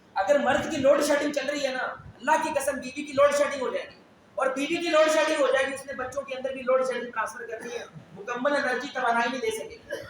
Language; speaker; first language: Urdu; non-native, local second language; Punjabi